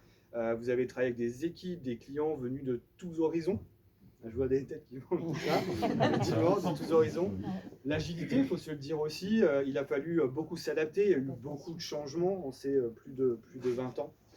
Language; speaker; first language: French; native; French